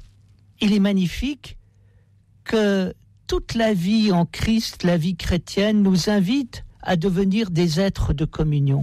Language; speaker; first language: French; native; French